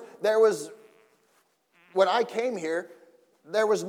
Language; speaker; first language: English; native; English